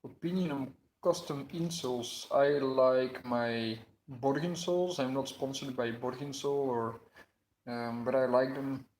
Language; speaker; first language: English; non-native, fluent; Dutch